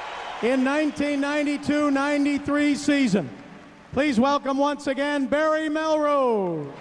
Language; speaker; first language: English; native; English